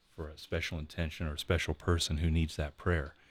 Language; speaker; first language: English; native; English